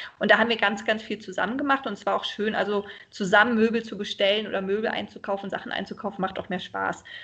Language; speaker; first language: German; native; German